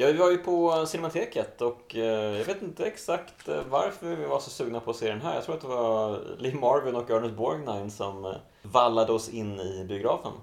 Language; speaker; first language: Swedish; native; Swedish